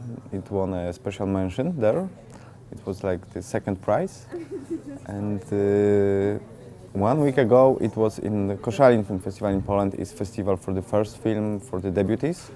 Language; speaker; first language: English; non-native, fluent; Polish